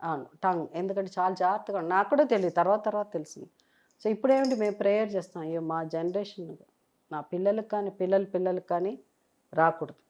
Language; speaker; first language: Telugu; native; Telugu